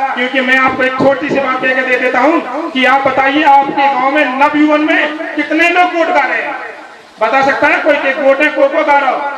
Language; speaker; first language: Hindi; native; Hindi